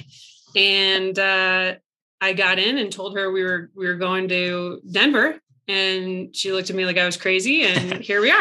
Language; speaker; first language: English; native; English